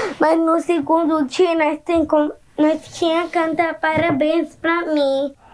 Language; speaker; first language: Portuguese; early bilingual, heritage; Portuguese